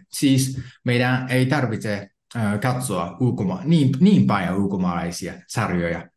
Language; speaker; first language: Finnish; non-native, fluent; Japanese